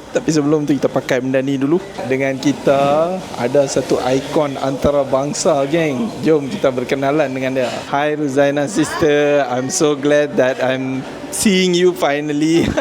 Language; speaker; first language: Malay; native; Malay